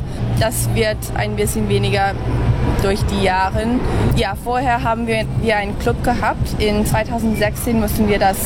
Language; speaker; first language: German; early bilingual, heritage; English